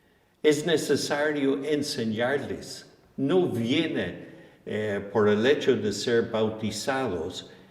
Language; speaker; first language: Spanish; non-native, fluent; English